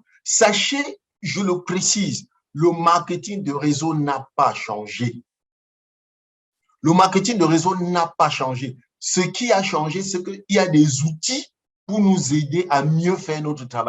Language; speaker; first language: French; non-native, local second language; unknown